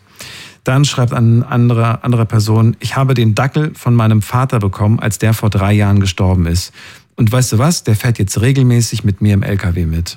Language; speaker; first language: German; native; German